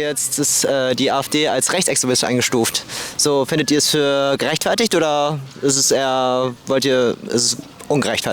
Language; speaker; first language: German; native; German